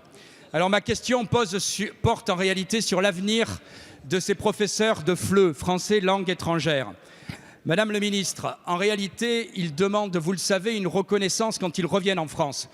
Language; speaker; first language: French; native; French